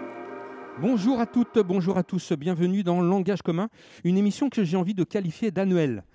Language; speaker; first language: French; native; French